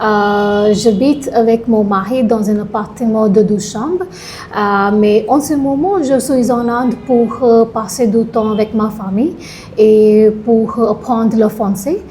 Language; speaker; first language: French; non-native, learner; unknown